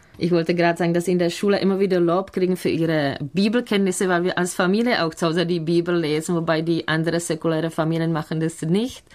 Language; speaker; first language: German; non-native, fluent; Czech